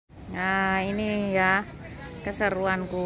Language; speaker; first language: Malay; non-native, local second language; Javanese